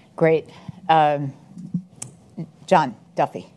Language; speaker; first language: English; native; English